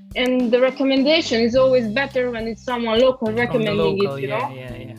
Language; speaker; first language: English; non-native, fluent; Romanian